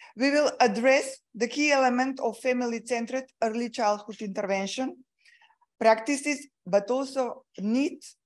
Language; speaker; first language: English; non-native, fluent; Macedonian